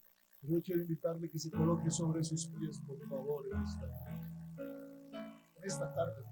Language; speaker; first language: Spanish; native; Spanish